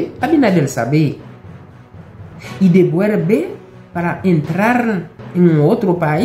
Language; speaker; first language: Spanish; non-native, local second language; Haitian Creole